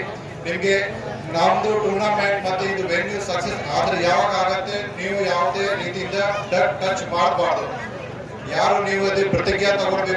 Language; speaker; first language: Kannada; non-native, local second language; Tamil